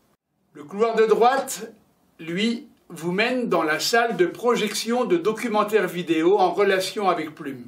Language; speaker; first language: French; native; French